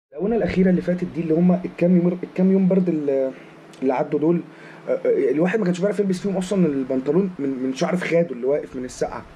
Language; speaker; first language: Arabic; native; Arabic